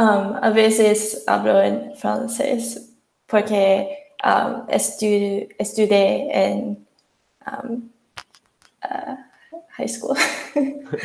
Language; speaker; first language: Spanish; non-native, learner; English